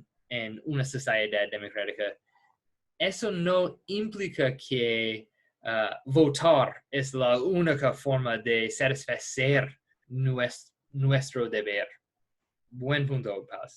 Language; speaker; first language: Spanish; non-native, fluent; English